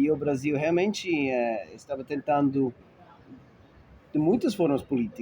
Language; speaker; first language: Portuguese; non-native, fluent; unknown